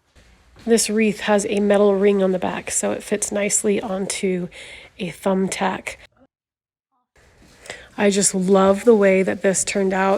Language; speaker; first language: English; native; English